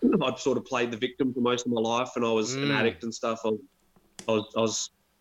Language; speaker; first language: English; native; English